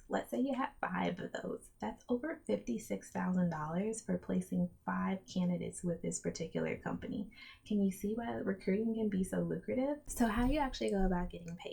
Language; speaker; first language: English; native; English